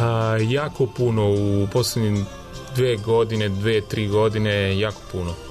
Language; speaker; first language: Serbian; non-native, fluent; Italian